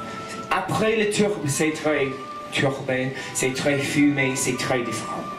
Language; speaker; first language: French; non-native, learner; English